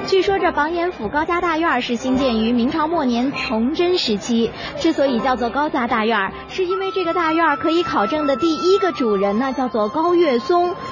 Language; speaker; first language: Chinese; native; Chinese